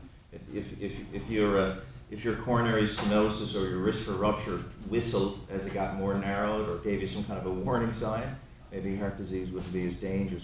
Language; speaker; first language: English; native; English